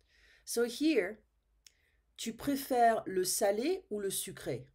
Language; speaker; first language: French; non-native, fluent; English